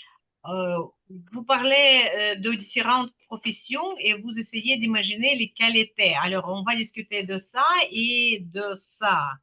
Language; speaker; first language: French; non-native, fluent; Ukrainian